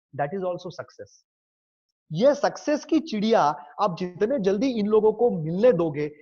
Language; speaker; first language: Hindi; non-native, local second language; Marathi